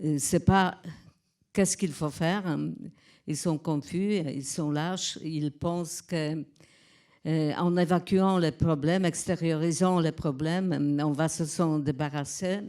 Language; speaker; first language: French; non-native, fluent; Polish